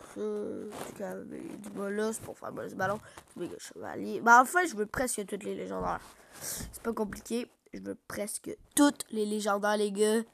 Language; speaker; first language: French; native; French